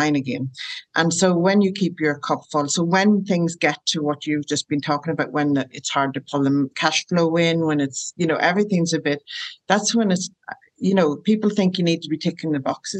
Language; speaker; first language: English; native; English